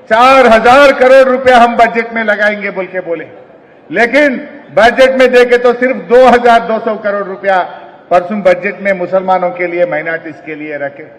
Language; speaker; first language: Hindi; non-native, local second language; Telugu